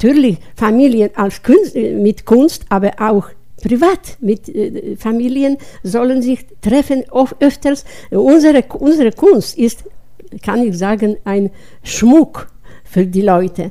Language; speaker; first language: German; non-native, learner; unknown